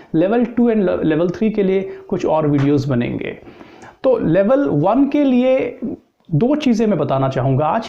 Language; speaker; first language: Hindi; native; Hindi